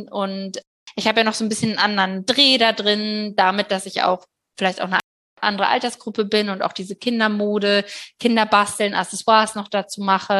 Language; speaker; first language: German; native; German